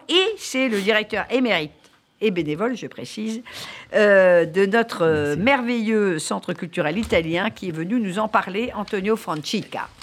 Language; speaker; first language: French; native; French